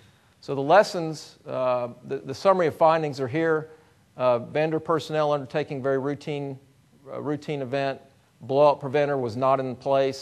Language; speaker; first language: English; native; English